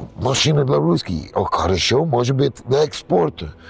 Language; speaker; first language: Russian; non-native, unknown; English